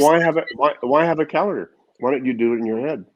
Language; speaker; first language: English; native; English